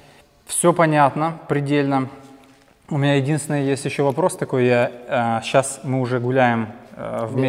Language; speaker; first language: Russian; native; Russian